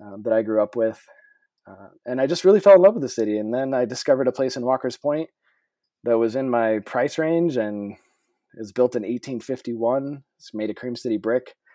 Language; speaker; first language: English; native; English